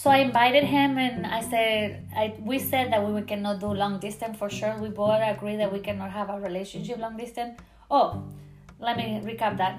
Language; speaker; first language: English; non-native, fluent; Spanish